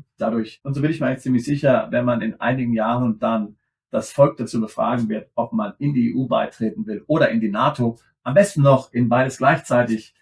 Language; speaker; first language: German; native; German